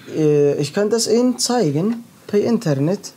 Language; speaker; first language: German; non-native, learner; Arabic